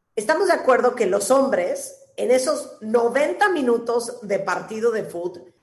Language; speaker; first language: Spanish; native; Spanish